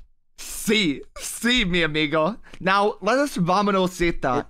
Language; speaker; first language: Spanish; non-native, learner; English